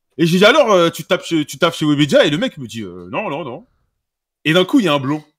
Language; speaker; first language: French; native; French